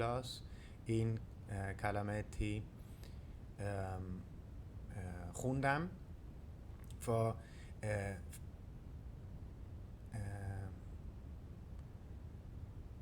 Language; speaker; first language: Persian; non-native, learner; Dutch